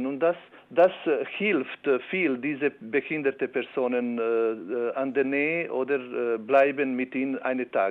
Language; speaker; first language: German; non-native, learner; Albanian